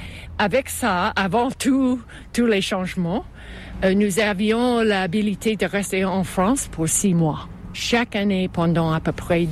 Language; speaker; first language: French; non-native, fluent; English